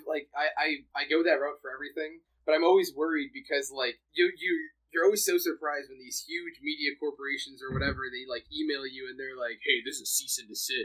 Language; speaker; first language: English; native; English